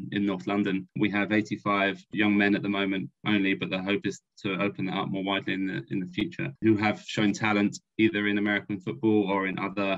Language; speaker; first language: English; native; English